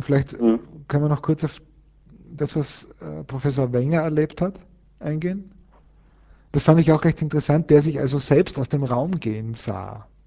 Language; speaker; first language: German; native; German